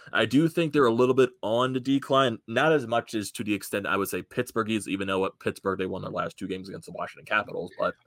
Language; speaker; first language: English; native; English